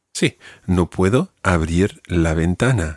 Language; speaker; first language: Spanish; non-native, fluent; English